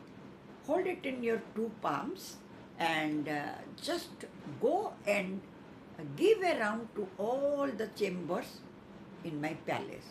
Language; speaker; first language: English; non-native, local second language; Odia